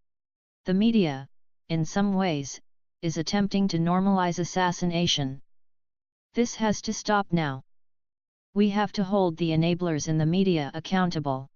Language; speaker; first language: English; native; English